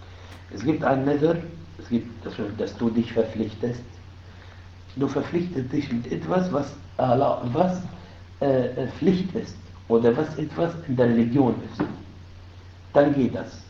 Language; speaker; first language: German; non-native, fluent; Arabic